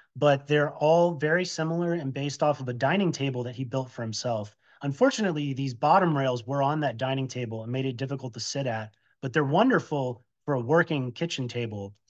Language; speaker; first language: English; native; English